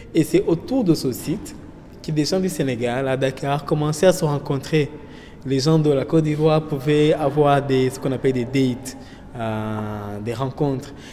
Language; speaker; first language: French; non-native, local second language; Kinyarwanda